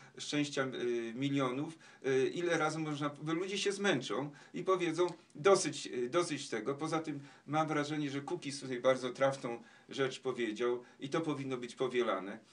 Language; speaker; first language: Polish; native; Polish